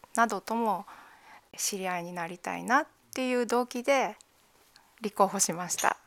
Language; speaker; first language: Japanese; native; Japanese